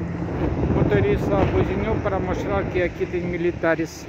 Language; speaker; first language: Portuguese; non-native, learner; Russian